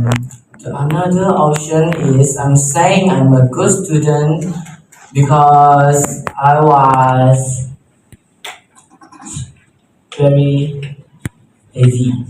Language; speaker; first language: English; non-native, local second language; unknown